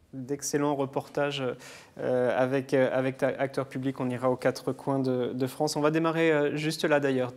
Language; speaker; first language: French; native; French